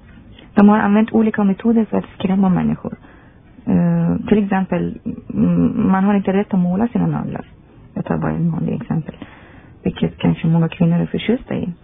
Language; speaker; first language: Swedish; non-native, fluent; Persian